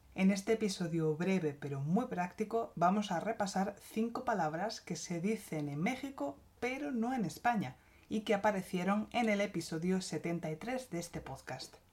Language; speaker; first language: Spanish; native; Spanish